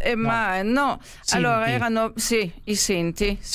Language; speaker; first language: Italian; non-native, fluent; French